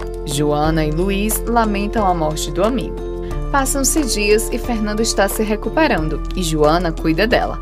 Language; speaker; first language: Portuguese; native; Portuguese